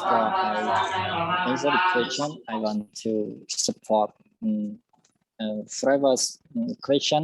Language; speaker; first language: English; non-native, learner; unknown